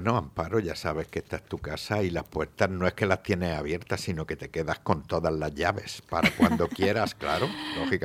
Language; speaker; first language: Spanish; native; Spanish